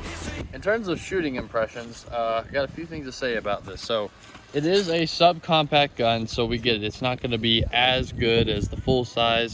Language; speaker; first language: English; native; English